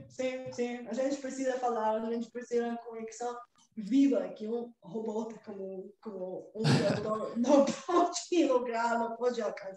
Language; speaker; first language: Portuguese; non-native, fluent; Bulgarian